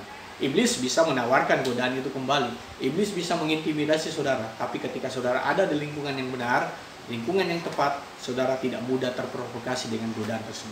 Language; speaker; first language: Indonesian; native; Indonesian